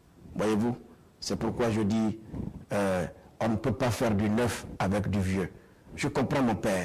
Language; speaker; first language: French; non-native, local second language; Baoulé